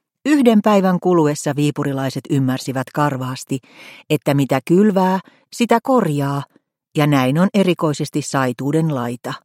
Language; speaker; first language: Finnish; native; Finnish